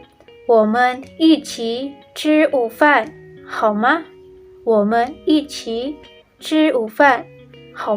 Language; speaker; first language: Chinese; non-native, learner; Indonesian